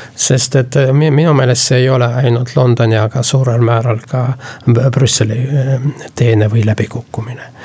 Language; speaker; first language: Estonian; non-native, local second language; Russian